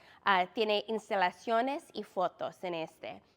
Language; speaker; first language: Spanish; non-native, fluent; English